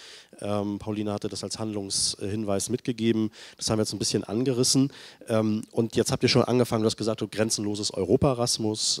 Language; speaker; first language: German; native; German